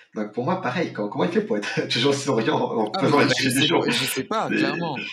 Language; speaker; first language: French; non-native, local second language; Arabic